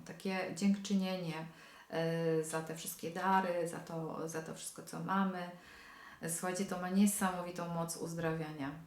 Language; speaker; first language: Polish; native; Polish